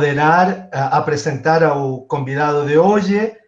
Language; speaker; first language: Portuguese; non-native, fluent; Spanish